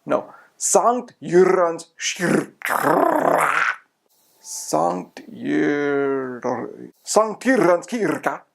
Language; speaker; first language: Swedish; non-native, learner; English